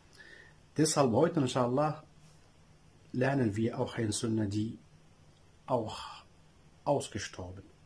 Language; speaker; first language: German; non-native, learner; Arabic